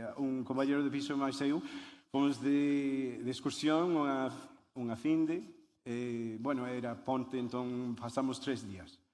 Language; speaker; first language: Galician; non-native, learner; English